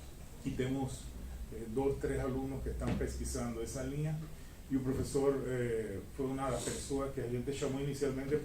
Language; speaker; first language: Portuguese; non-native, fluent; Spanish